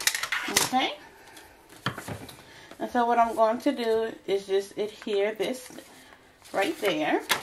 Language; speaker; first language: English; native; English